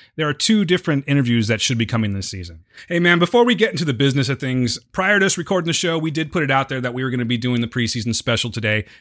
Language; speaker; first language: English; native; English